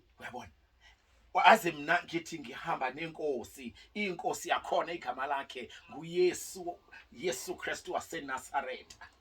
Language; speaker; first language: Zulu; non-native, local second language; Northern Sotho